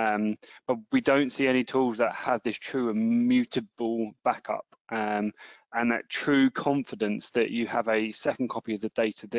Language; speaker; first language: English; native; English